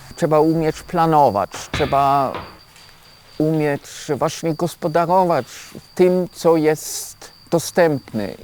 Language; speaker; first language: Polish; non-native, fluent; German